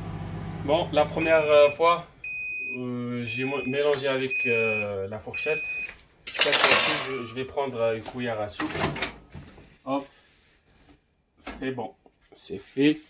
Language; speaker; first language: French; non-native, local second language; Arabic